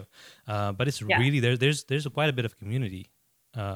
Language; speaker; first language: English; non-native, local second language; Gujarati